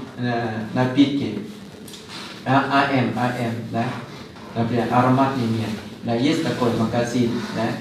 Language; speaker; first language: Russian; non-native, fluent; Thai